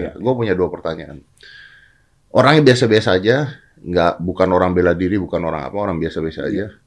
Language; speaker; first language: Indonesian; native; Indonesian